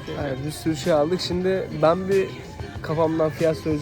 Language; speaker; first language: Turkish; native; Turkish